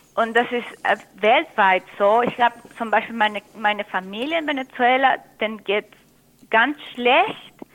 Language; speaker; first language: German; non-native, fluent; Spanish